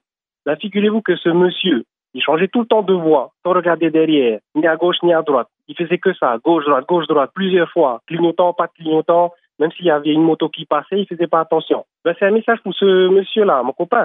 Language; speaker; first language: French; native; French